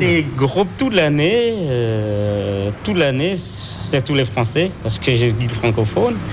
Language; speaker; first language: French; non-native, fluent; Khmer